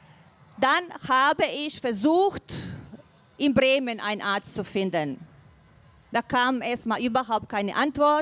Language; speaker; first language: German; non-native, fluent; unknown